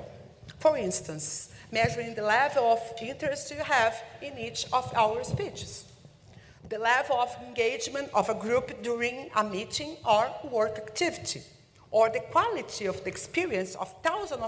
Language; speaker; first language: English; non-native, learner; Portuguese